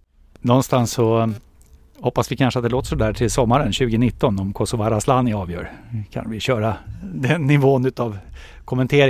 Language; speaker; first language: Swedish; native; Swedish